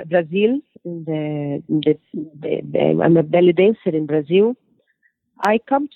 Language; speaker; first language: English; non-native, learner; Portuguese